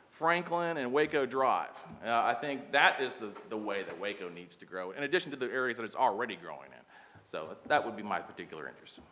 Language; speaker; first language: English; native; English